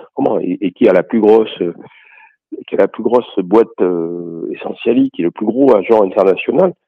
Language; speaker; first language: French; native; French